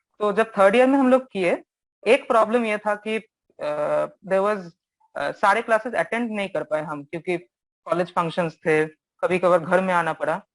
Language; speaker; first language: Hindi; non-native, local second language; Bangla